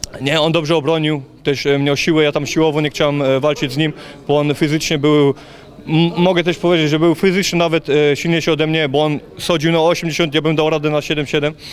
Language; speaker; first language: Polish; early bilingual, heritage; Polish